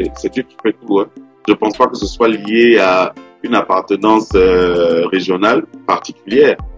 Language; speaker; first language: French; non-native, local second language; Yoruba